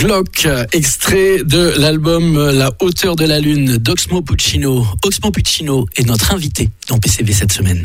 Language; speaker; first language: French; native; French